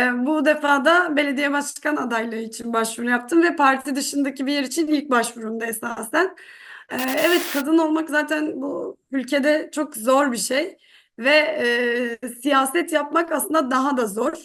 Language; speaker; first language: Turkish; native; Turkish